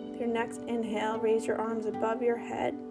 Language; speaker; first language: English; native; English